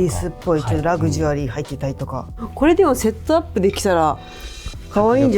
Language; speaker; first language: Japanese; native; Japanese